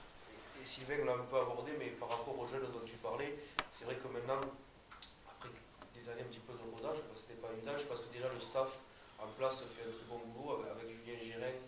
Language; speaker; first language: French; native; French